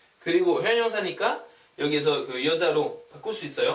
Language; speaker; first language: Korean; non-native, fluent; French